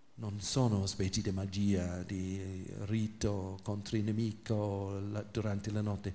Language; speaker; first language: Italian; non-native, fluent; English